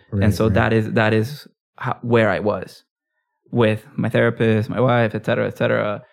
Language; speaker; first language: English; early bilingual, other home language; Spanish